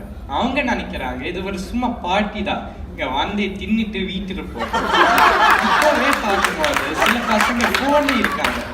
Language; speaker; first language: Tamil; early bilingual, heritage; Tamil